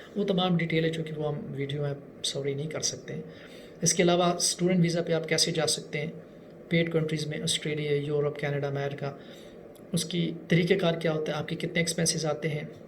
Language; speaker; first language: Urdu; non-native, local second language; Punjabi